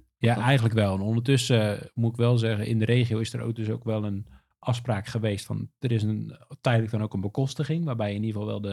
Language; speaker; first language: Dutch; native; Dutch